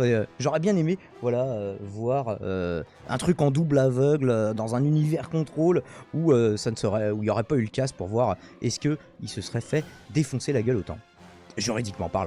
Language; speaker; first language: French; native; French